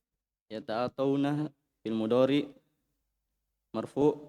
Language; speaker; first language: Arabic; non-native, learner; Indonesian